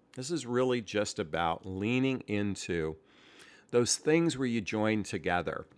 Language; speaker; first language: English; native; English